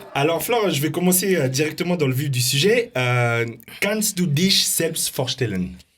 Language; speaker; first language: French; native; French